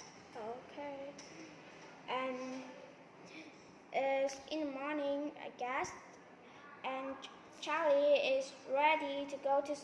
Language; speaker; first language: English; non-native, learner; Vietnamese